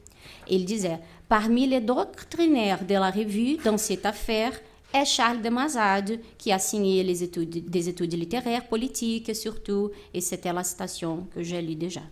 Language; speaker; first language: French; non-native, fluent; Portuguese